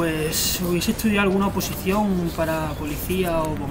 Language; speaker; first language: Spanish; native; Spanish